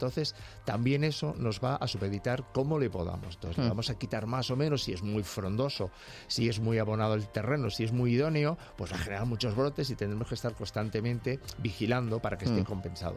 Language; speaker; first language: Spanish; native; Spanish